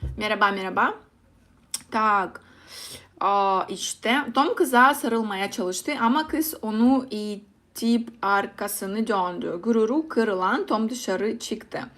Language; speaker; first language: Turkish; non-native, learner; Russian